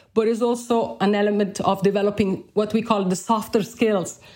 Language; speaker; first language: English; non-native, fluent; Italian